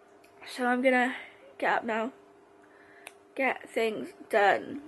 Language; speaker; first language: English; native; English